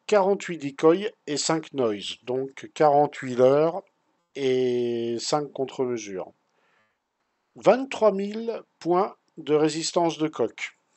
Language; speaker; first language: French; native; French